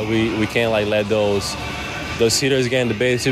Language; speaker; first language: English; non-native, fluent; Portuguese